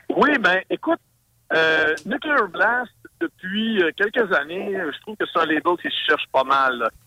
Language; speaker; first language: French; native; French